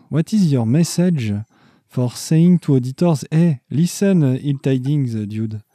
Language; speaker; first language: English; non-native, learner; French